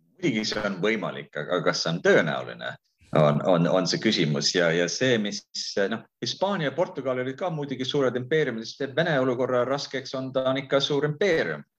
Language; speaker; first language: Estonian; early bilingual, heritage; Estonian